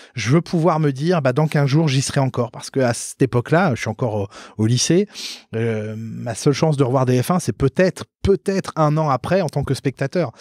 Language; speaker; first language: French; native; French